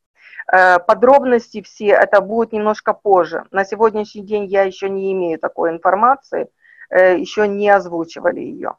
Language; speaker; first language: Russian; native; Russian